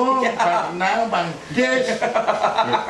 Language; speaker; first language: Indonesian; non-native, local second language; Balinese